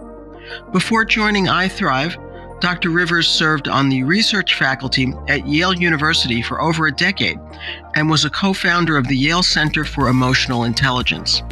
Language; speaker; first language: English; native; English